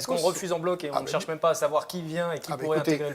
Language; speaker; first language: French; native; French